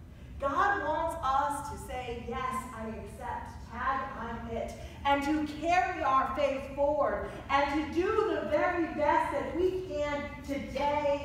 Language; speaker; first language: English; native; English